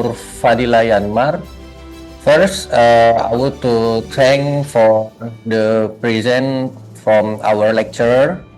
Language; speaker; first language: English; non-native, learner; Indonesian